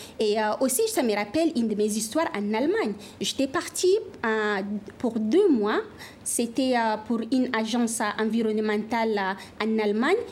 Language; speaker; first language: French; non-native, local second language; Fula